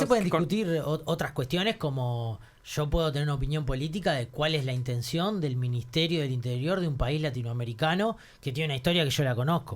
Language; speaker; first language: Spanish; native; Spanish